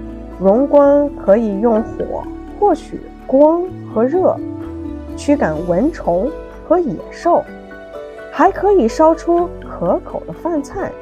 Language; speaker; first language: Chinese; native; Chinese